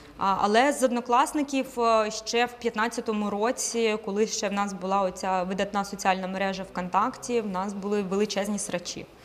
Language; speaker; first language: Ukrainian; non-native, local second language; Russian